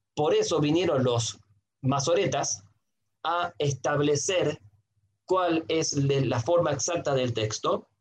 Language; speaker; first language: Spanish; native; Spanish